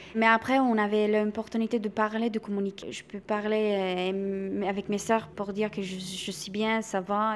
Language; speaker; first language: French; non-native, fluent; Albanian